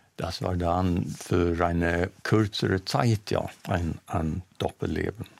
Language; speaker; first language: German; non-native, fluent; Swedish